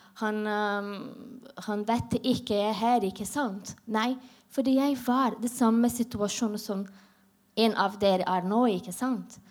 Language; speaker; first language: Norwegian; non-native, learner; Portuguese